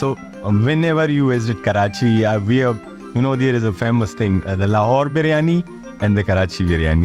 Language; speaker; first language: English; non-native, local second language; Urdu